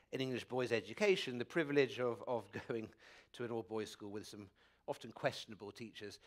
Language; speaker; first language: English; native; English